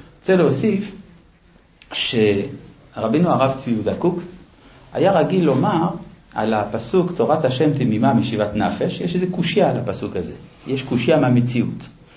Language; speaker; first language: Hebrew; non-native, fluent; Spanish